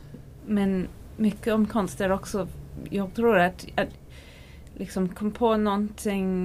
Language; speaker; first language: Swedish; non-native, learner; English